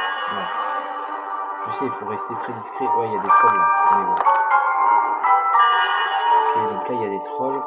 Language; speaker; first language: French; native; French